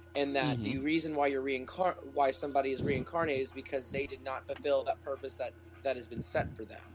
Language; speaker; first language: English; native; English